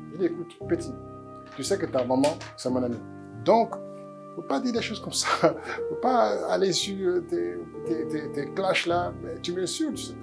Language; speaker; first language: French; early bilingual, other home language; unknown